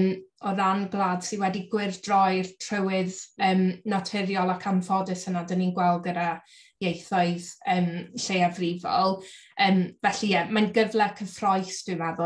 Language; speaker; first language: Welsh; native; Welsh